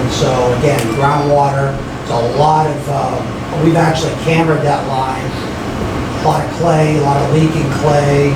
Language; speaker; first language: English; native; English